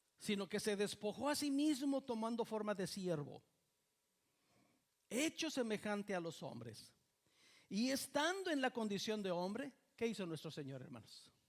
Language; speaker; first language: Spanish; native; Spanish